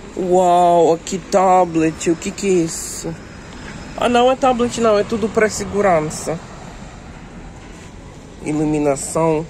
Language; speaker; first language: Portuguese; non-native, fluent; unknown